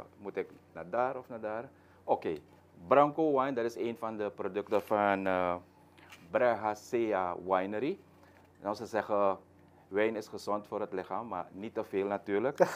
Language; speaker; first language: Dutch; native; Dutch